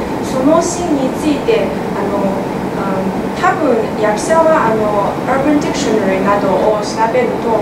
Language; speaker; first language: Japanese; non-native, fluent; Chinese